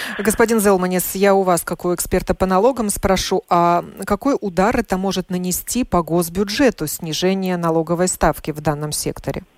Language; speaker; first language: Russian; native; Russian